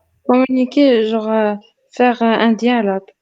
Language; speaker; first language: French; non-native, local second language; Arabic